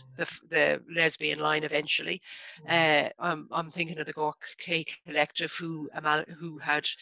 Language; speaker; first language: English; native; English